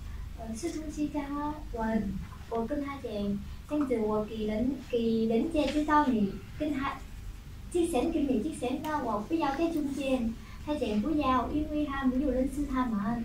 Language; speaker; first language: Chinese; non-native, learner; Vietnamese